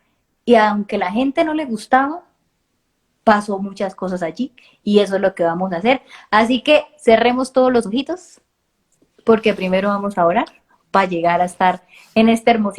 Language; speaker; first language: Spanish; native; Spanish